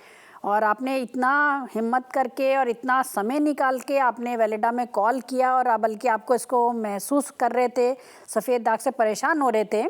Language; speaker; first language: Hindi; native; Hindi